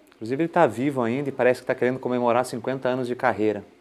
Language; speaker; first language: Portuguese; native; Portuguese